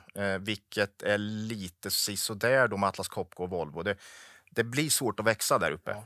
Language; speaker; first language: Swedish; native; Swedish